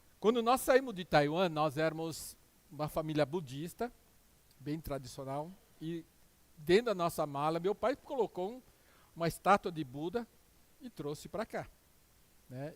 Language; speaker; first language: Portuguese; early bilingual, other home language; Min Nan Chinese